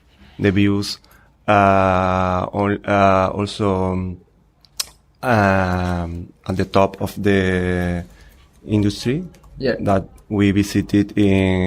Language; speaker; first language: English; non-native, learner; Spanish